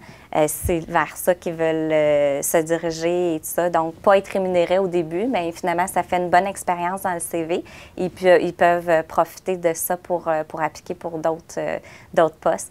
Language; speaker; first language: French; native; French